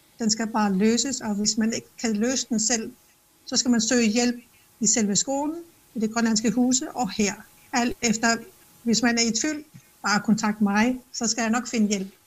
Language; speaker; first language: Danish; non-native, local second language; Kalaallisut